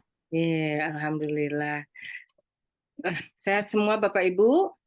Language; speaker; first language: Indonesian; native; Indonesian